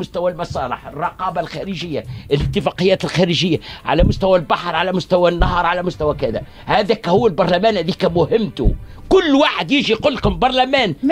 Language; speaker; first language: Arabic; native; Arabic